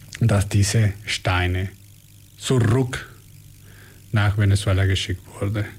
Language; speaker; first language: German; non-native, fluent; Spanish